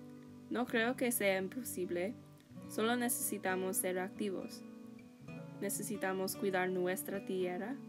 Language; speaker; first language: Spanish; non-native, learner; English